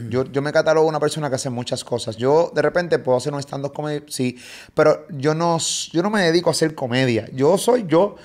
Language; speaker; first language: Spanish; native; Spanish